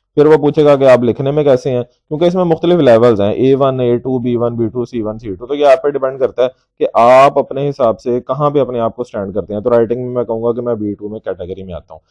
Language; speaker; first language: Urdu; native; Urdu